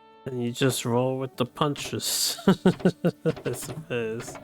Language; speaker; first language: English; native; English